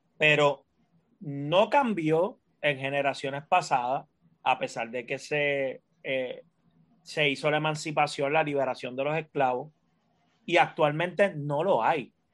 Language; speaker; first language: Spanish; native; Spanish